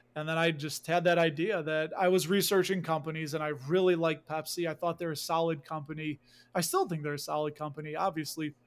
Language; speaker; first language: English; native; English